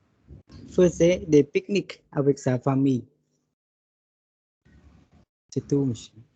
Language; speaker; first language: French; non-native, learner; Khmer